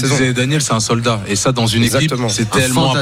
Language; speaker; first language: French; native; French